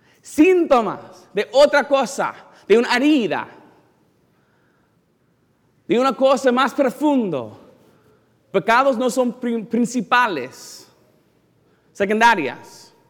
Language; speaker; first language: Spanish; non-native, learner; English